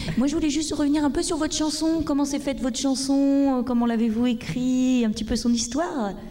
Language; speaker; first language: French; native; French